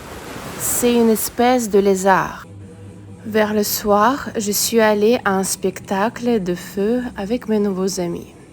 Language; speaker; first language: French; non-native, fluent; Russian